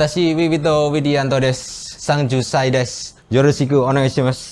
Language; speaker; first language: Japanese; non-native, learner; Indonesian